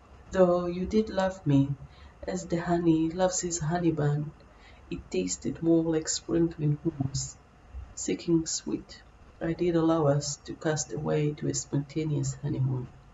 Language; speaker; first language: English; non-native, fluent; Hebrew